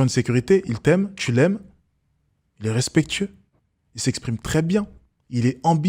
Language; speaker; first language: French; native; French